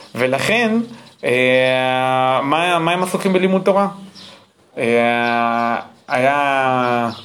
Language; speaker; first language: Hebrew; early bilingual, heritage; English